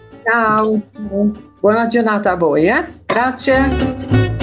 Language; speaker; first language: Italian; non-native, fluent; Dutch